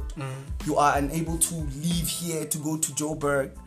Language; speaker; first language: English; non-native, local second language; Northern Sotho